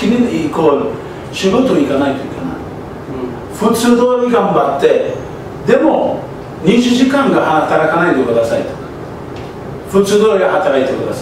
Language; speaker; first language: Japanese; non-native, learner; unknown